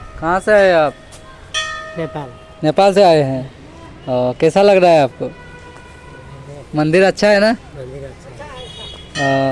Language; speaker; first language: Hindi; non-native, local second language; Bangla